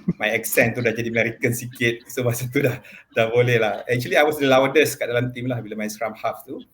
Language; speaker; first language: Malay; native; Malay